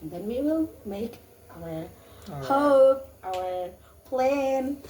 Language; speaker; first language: English; non-native, learner; Indonesian